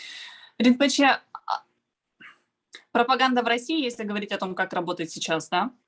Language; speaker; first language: Russian; native; Russian